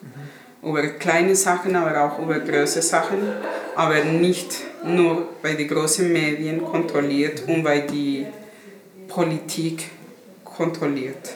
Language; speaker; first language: German; non-native, learner; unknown